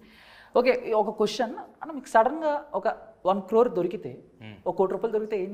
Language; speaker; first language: Telugu; native; Telugu